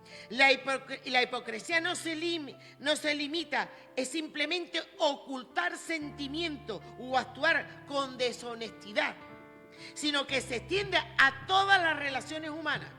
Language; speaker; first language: Spanish; native; Spanish